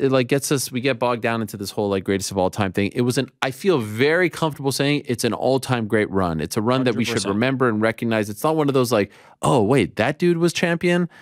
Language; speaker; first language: English; native; English